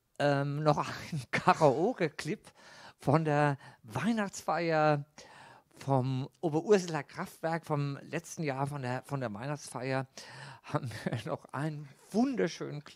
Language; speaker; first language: German; native; German